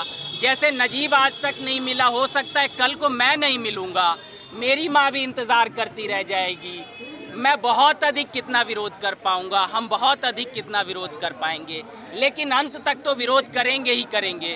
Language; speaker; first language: Hindi; native; Hindi